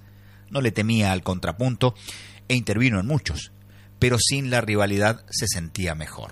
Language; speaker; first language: Spanish; native; Spanish